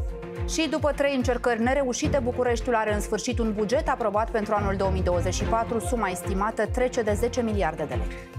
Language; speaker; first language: Romanian; native; Romanian